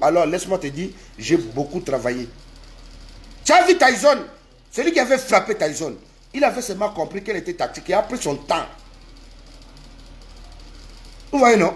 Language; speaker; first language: French; non-native, local second language; Lingala